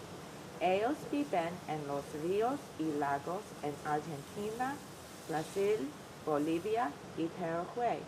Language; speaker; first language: Spanish; non-native, learner; English